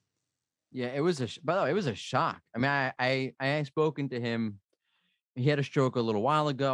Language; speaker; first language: English; native; English